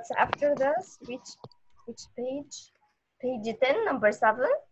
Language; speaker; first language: English; non-native, fluent; Arabic